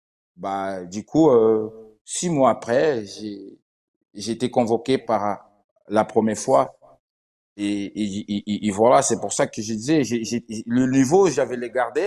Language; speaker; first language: French; non-native, fluent; Portuguese